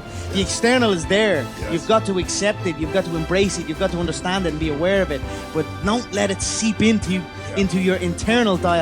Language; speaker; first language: English; native; English